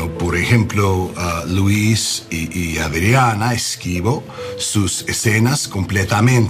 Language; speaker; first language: Spanish; non-native, learner; English